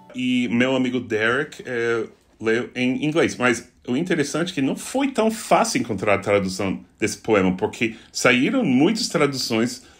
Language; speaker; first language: Portuguese; non-native, fluent; English